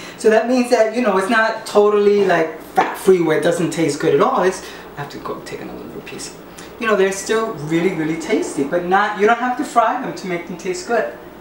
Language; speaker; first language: English; early bilingual, other home language; Spanish